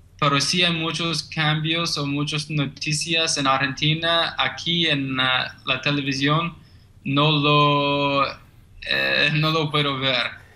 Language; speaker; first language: Spanish; non-native, learner; English